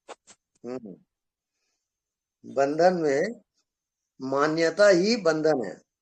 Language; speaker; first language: Hindi; native; Hindi